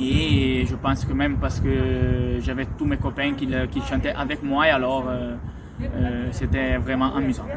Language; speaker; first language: French; non-native, local second language; Italian